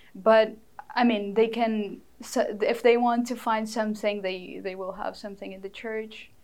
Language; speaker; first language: English; non-native, fluent; Portuguese